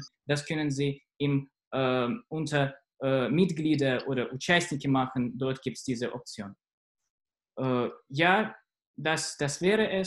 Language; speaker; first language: German; non-native, fluent; Russian